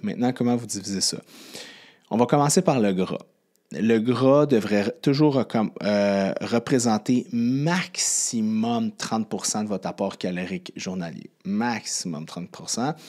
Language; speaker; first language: French; native; French